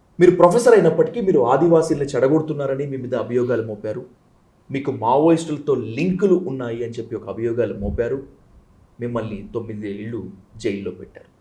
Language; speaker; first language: Telugu; native; Telugu